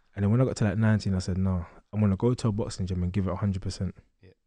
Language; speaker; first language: English; native; English